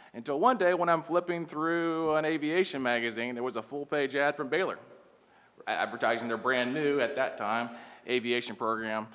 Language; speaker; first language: English; native; English